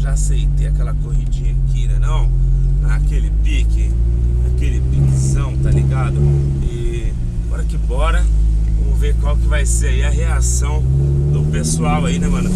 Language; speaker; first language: Portuguese; native; Portuguese